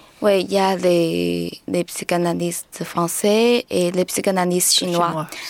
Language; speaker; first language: French; non-native, learner; Chinese